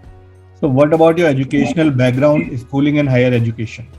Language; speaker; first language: English; non-native, local second language; Hindi